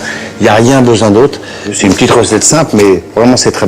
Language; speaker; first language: French; native; French